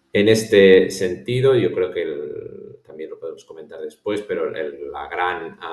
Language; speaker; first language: Spanish; native; Spanish